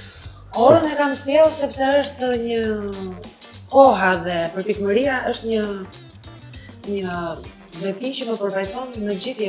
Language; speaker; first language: Albanian; native; Albanian